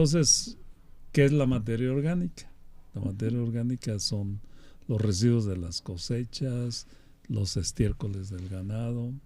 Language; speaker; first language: Spanish; native; Spanish